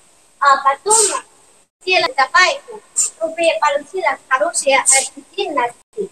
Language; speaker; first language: Russian; non-native, learner; Chinese